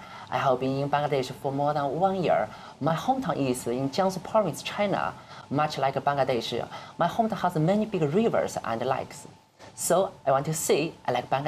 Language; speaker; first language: English; non-native, learner; Chinese